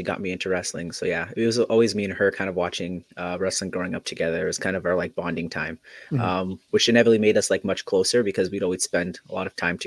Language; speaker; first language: English; native; English